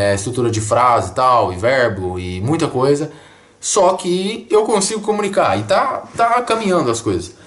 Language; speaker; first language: Portuguese; native; Portuguese